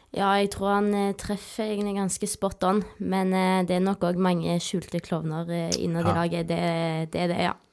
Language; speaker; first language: Norwegian; native; Norwegian